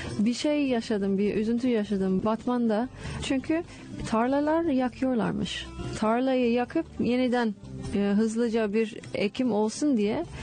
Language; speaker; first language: Turkish; non-native, fluent; English